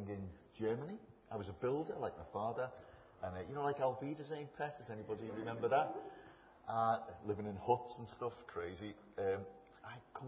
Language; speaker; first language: English; native; English